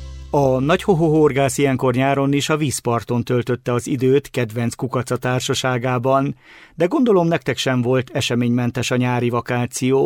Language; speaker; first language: Hungarian; native; Hungarian